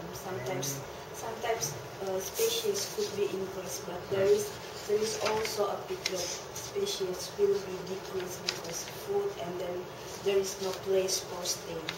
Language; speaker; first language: English; non-native, learner; Indonesian